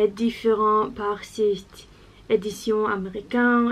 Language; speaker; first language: French; non-native, learner; English